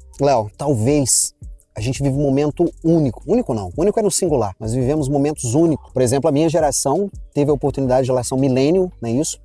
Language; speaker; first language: Portuguese; native; Portuguese